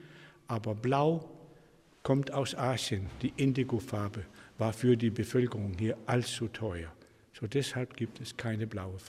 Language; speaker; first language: German; non-native, fluent; Danish